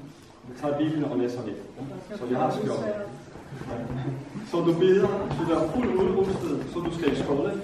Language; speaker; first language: Danish; non-native, fluent; Vietnamese